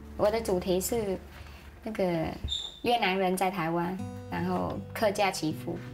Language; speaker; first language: Chinese; non-native, fluent; Vietnamese